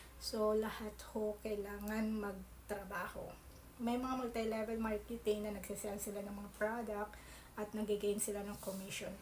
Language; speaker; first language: Filipino; native; Filipino